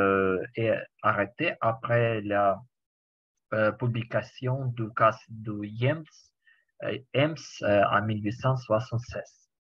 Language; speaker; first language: French; non-native, learner; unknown